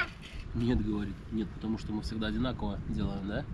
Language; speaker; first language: Russian; native; Russian